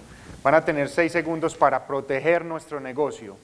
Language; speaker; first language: Spanish; native; Spanish